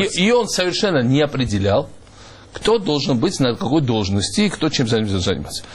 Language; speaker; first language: Russian; non-native, local second language; Georgian